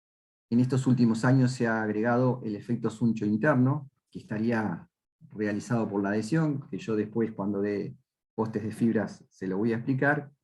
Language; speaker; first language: Spanish; native; Spanish